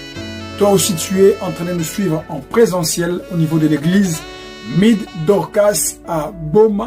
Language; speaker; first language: French; non-native, local second language; Lingala